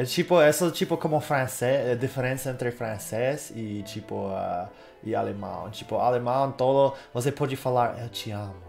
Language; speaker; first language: Portuguese; non-native, learner; English